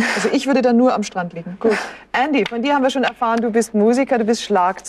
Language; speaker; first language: German; native; German